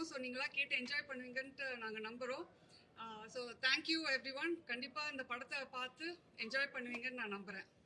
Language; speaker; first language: Tamil; native; Tamil